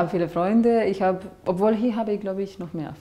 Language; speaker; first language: German; non-native, fluent; Serbian